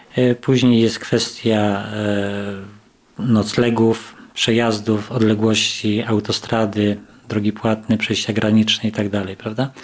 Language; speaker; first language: Polish; native; Polish